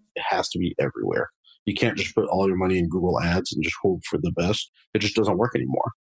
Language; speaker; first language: English; non-native, fluent; French